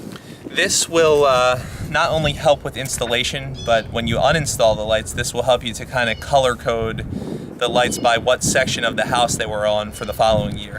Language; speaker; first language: English; native; English